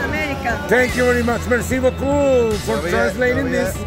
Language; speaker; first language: English; non-native, learner; Spanish